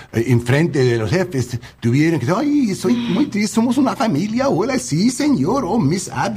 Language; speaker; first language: Spanish; non-native, learner; English